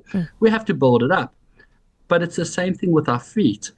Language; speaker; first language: English; native; English